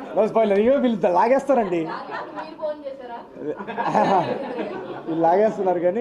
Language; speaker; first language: Telugu; native; Telugu